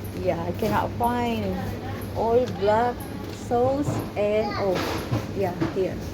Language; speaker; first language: English; non-native, local second language; Filipino